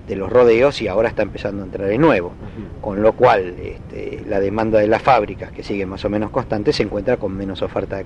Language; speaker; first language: Spanish; native; Spanish